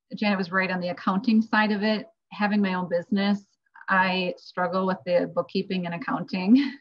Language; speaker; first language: English; native; English